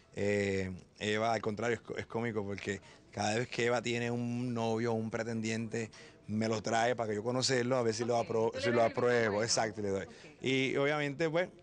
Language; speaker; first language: Spanish; native; Spanish